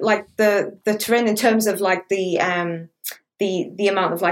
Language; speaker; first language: English; native; English